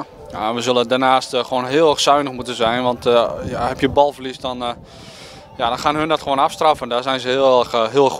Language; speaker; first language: Dutch; native; Dutch